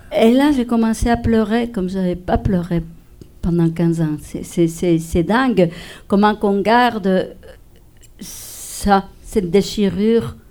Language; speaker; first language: French; non-native, fluent; Spanish